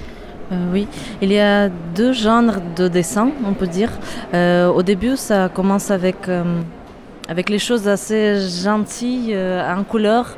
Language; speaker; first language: French; non-native, fluent; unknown